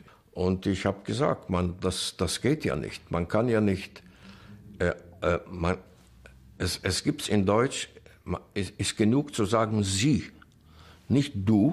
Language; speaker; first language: German; non-native, fluent; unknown